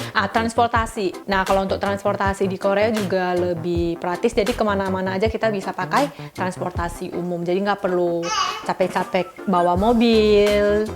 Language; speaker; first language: Indonesian; native; Indonesian